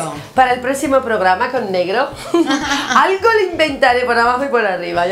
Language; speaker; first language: Spanish; native; Spanish